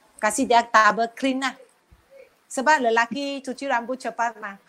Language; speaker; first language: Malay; non-native, local second language; Chinese